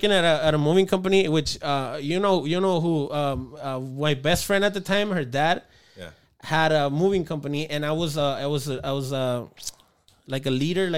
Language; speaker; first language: English; early bilingual, other home language; Spanish